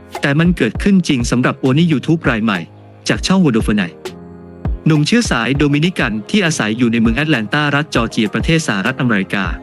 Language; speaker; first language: Thai; native; Thai